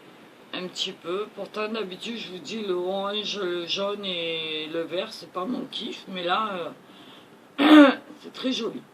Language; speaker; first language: French; native; French